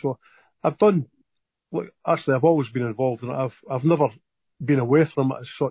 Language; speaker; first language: English; native; English